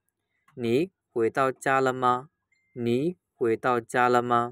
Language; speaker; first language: Chinese; non-native, fluent; Burmese